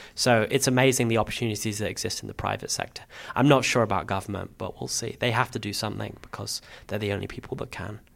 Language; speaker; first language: English; native; English